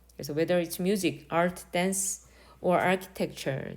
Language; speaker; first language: English; non-native, fluent; Korean